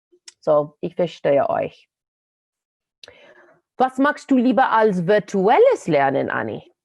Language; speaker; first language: German; non-native, fluent; English